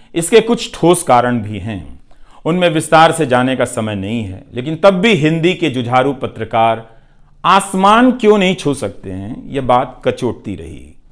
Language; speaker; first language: Hindi; non-native, local second language; Bhojpuri